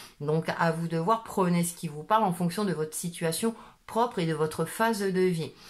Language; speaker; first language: French; native; French